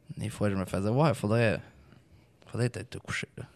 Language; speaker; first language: French; native; French